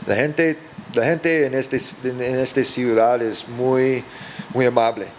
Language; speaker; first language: Spanish; early bilingual, heritage; English